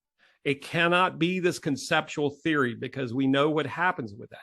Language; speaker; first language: English; native; English